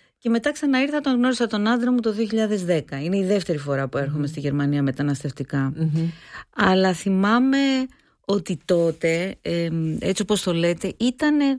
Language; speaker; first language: Greek; native; Greek